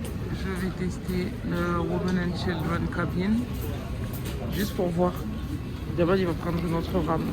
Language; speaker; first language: French; native; French